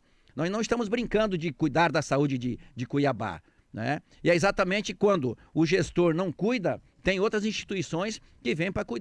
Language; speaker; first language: Portuguese; native; Portuguese